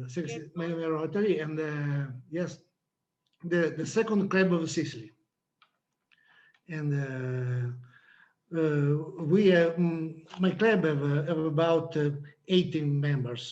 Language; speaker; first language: English; non-native, learner; Italian